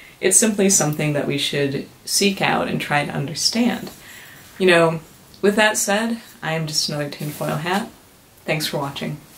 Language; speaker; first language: English; native; English